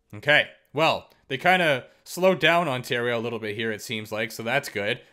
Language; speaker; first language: English; native; English